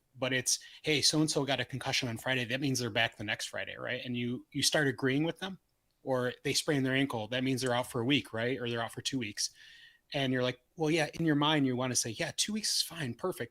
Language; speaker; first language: English; native; English